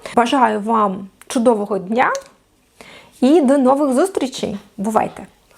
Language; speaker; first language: Ukrainian; non-native, local second language; Russian